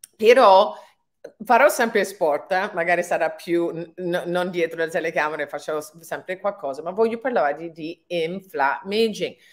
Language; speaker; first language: Italian; non-native, fluent; English